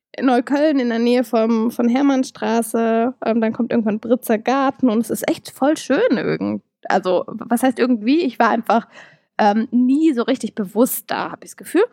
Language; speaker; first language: German; native; German